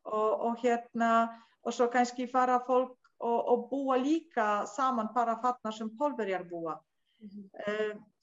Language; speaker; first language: Icelandic; non-native, fluent; Polish